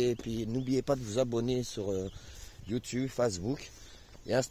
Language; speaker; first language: French; native; French